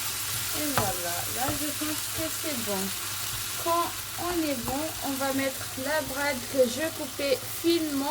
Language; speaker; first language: French; non-native, local second language; Malagasy